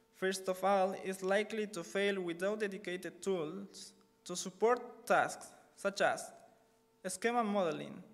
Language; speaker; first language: English; non-native, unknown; Spanish